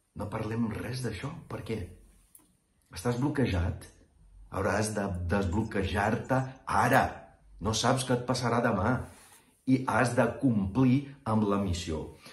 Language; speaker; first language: Catalan; non-native, fluent; Portuguese